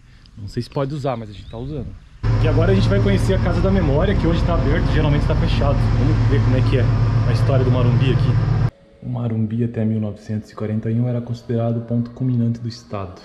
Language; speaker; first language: Portuguese; native; Portuguese